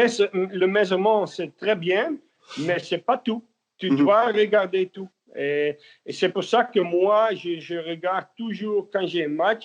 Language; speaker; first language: French; non-native, learner; Dutch